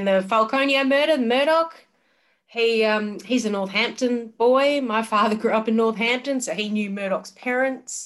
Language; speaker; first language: English; native; English